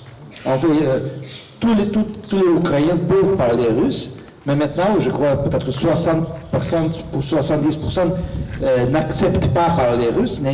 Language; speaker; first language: French; non-native, fluent; Russian